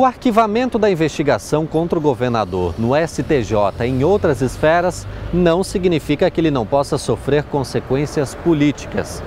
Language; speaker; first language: Portuguese; native; Portuguese